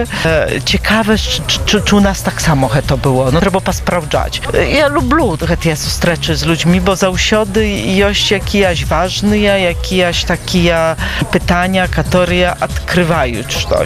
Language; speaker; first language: Polish; non-native, local second language; Belarusian